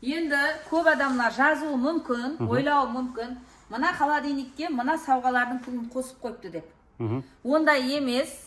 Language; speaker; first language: Uzbek; non-native, local second language; Kara-Kalpak